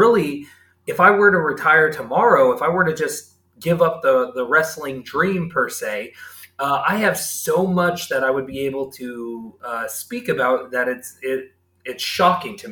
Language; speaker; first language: English; native; English